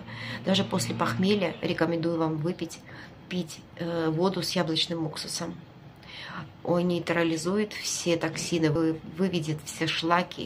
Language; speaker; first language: Russian; native; Russian